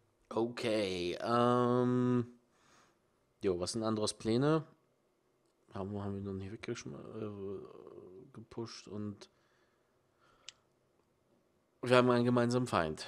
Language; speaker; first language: German; native; German